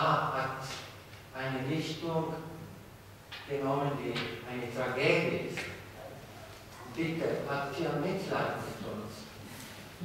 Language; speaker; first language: German; non-native, fluent; Italian